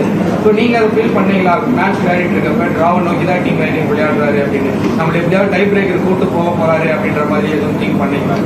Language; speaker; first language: Tamil; native; Tamil